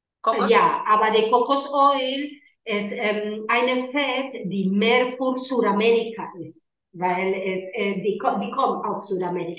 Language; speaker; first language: German; non-native, learner; Spanish